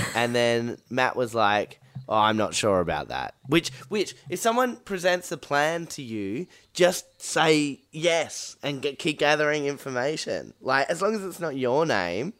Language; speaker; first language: English; native; English